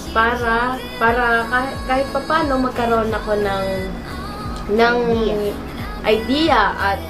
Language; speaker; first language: Filipino; non-native, local second language; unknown